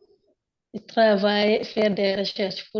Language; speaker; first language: French; non-native, local second language; Wolof